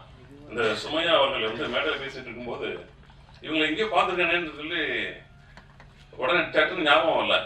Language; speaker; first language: Tamil; native; Tamil